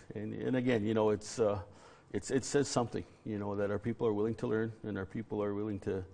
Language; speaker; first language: English; native; English